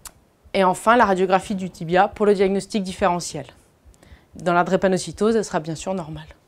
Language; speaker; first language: French; native; French